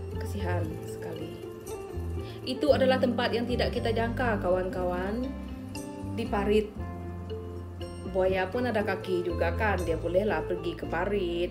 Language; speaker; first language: Malay; non-native, local second language; Iban